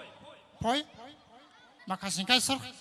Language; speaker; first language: Russian; non-native, learner; Tajik